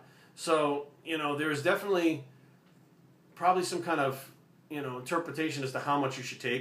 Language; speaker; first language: English; native; English